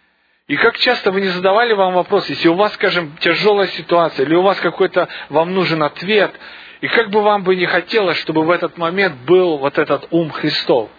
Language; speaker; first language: Russian; native; Russian